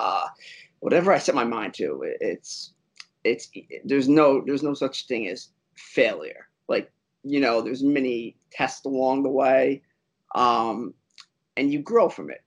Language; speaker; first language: English; native; English